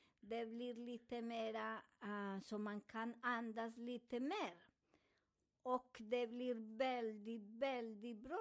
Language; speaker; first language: Swedish; non-native, fluent; Spanish